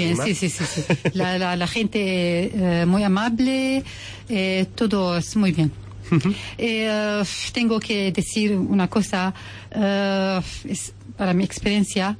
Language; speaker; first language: Spanish; non-native, learner; Arabic